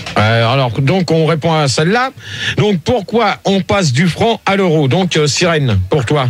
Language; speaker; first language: French; native; French